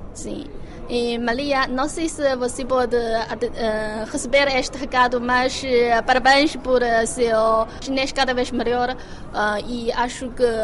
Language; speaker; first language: Portuguese; non-native, fluent; Chinese